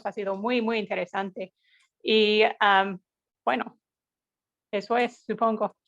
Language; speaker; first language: Spanish; non-native, fluent; English